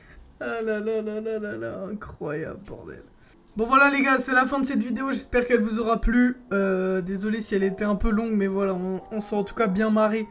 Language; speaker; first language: French; native; French